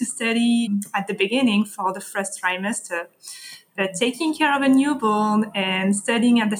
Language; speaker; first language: English; non-native, fluent; French